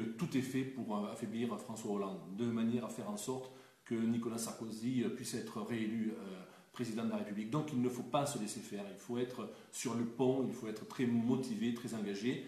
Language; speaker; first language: French; native; French